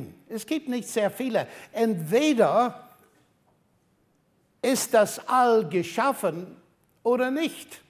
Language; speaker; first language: German; non-native, fluent; English